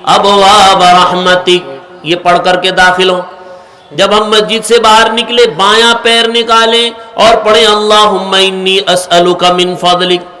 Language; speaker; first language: Urdu; native; Urdu